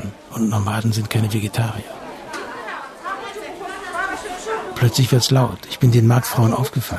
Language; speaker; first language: German; native; German